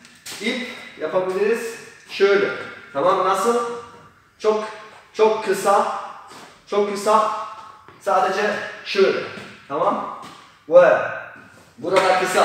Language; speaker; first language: Turkish; non-native, learner; Polish